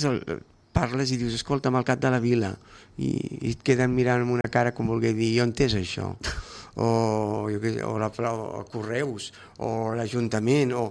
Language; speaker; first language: Catalan; native; Catalan